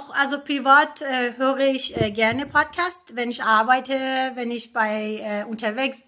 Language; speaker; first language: German; non-native, fluent; Persian